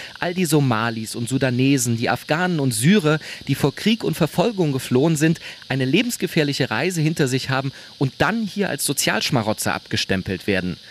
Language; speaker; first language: German; native; German